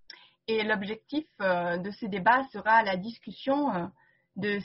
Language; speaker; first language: French; non-native, fluent; German